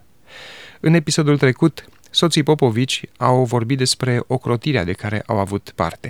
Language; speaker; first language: Romanian; native; Romanian